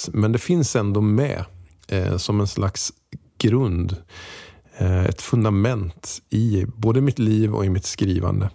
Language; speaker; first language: Swedish; native; Swedish